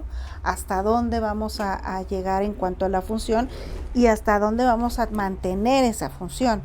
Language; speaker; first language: Spanish; native; Spanish